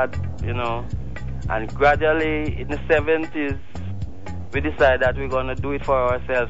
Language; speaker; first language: English; non-native, local second language; Jamaican Creole English